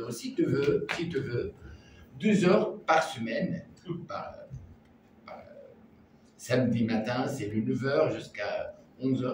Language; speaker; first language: French; non-native, learner; Arabic